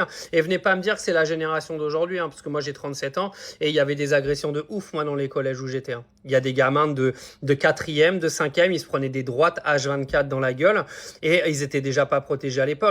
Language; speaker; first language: French; native; French